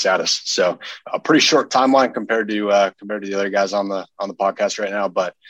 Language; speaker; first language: English; native; English